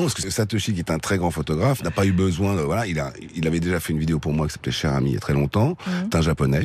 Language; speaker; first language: French; native; French